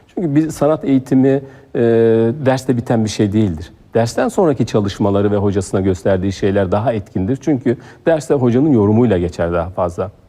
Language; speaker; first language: Turkish; native; Turkish